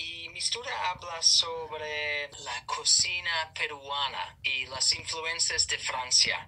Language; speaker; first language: Spanish; non-native, fluent; English